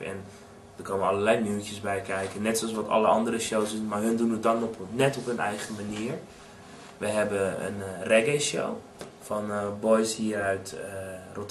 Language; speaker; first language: Dutch; native; Dutch